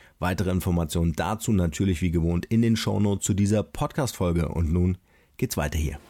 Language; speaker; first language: German; native; German